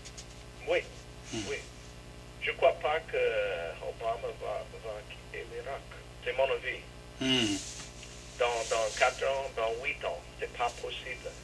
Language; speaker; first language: French; non-native, learner; English